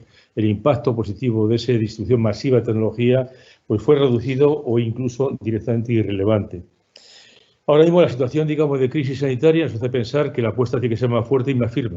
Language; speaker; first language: Spanish; native; Spanish